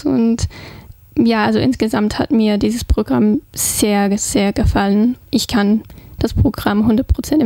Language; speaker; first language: German; non-native, fluent; English